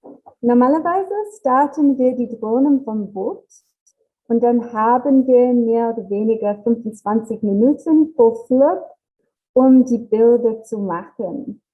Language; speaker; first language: German; non-native, learner; English